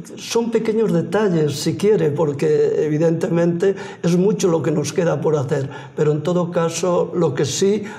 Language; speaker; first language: Spanish; native; Spanish